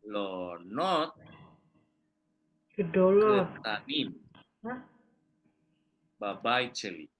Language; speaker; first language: Hebrew; non-native, fluent; Indonesian